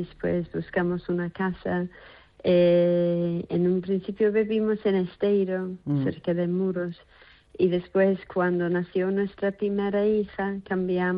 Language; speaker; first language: Spanish; non-native, fluent; English